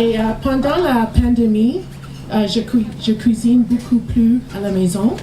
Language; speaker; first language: French; non-native, learner; English